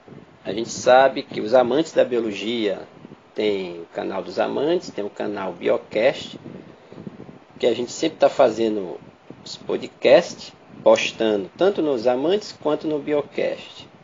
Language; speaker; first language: Portuguese; native; Portuguese